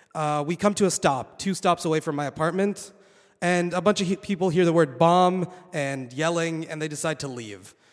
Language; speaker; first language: English; non-native, fluent; Arabic